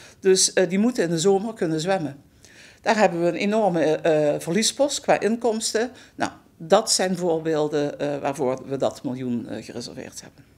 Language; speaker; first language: Dutch; native; Dutch